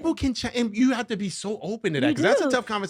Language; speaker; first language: English; native; English